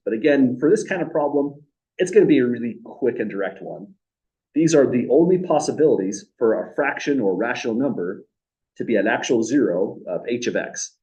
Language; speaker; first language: English; native; English